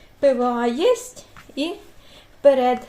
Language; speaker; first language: Ukrainian; native; Ukrainian